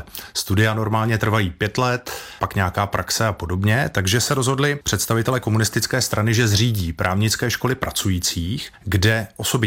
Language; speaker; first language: Czech; native; Czech